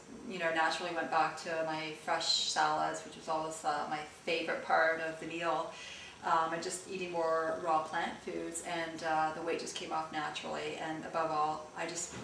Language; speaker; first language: English; early bilingual, other home language; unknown